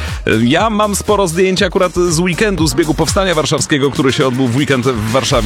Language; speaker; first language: Polish; native; Polish